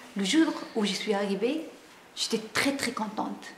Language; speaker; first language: French; non-native, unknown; Arabic